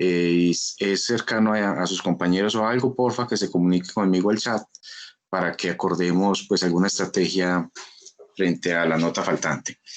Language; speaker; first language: Spanish; native; Spanish